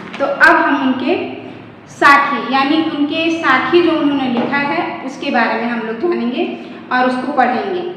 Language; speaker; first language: Hindi; native; Hindi